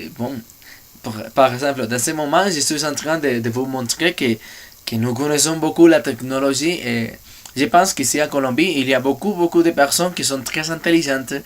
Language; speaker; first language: French; non-native, learner; Spanish